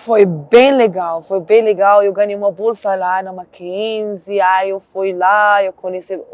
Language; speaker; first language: Portuguese; non-native, learner; Arabic